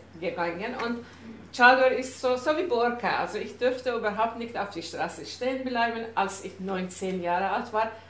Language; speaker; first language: German; non-native, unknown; Persian